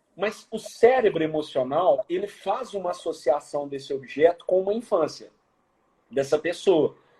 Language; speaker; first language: Portuguese; native; Portuguese